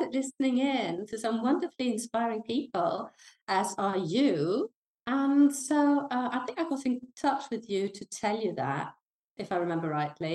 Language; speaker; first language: English; non-native, fluent; Danish